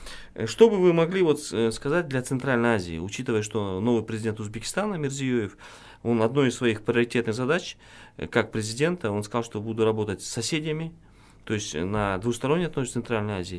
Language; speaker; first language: Russian; non-native, local second language; Kyrgyz